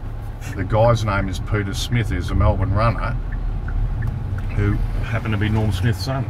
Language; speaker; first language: English; native; English